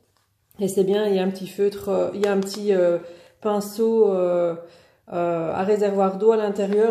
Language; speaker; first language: French; native; French